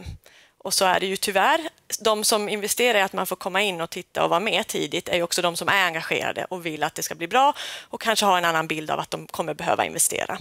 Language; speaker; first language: Swedish; native; Swedish